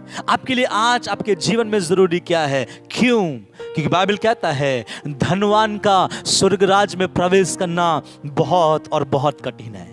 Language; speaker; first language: Hindi; non-native, local second language; Bangla